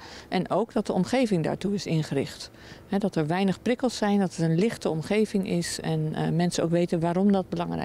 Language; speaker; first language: Dutch; native; Dutch